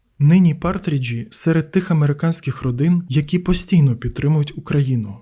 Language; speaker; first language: Ukrainian; native; Ukrainian